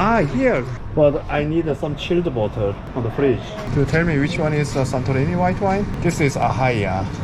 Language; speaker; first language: English; non-native, learner; Korean